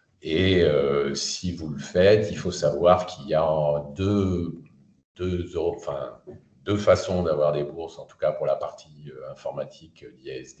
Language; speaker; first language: French; native; French